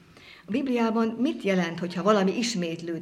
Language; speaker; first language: Hungarian; native; Hungarian